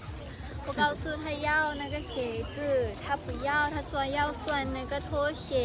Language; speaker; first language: Chinese; non-native, learner; Lao